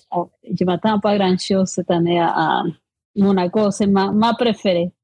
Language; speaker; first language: French; non-native, fluent; Spanish